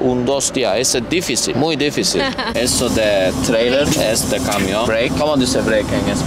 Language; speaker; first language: Spanish; non-native, learner; Turkish